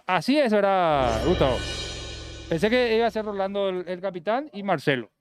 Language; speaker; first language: Spanish; native; Spanish